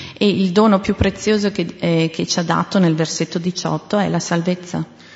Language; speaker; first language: Italian; native; Italian